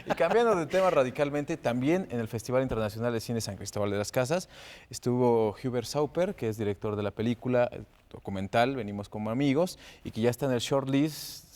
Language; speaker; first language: Spanish; native; Spanish